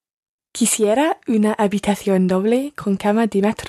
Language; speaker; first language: Spanish; non-native, learner; English